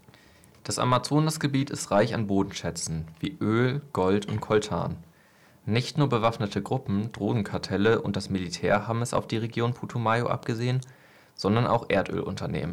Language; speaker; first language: German; native; German